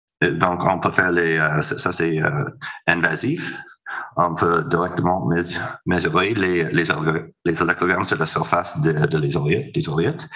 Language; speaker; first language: French; non-native, fluent; English